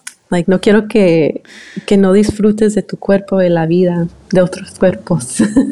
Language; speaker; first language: Spanish; early bilingual, heritage; Spanish